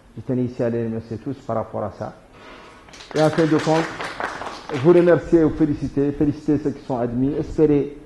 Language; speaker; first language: French; non-native, local second language; Arabic